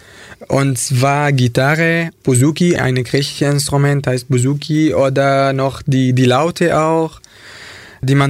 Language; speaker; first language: German; non-native, fluent; Arabic